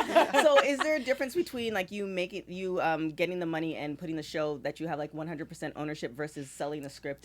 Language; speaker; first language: English; native; English